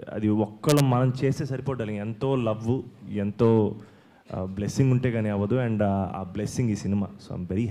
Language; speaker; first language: Telugu; native; Telugu